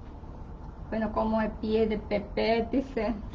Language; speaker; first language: Spanish; non-native, learner; Chinese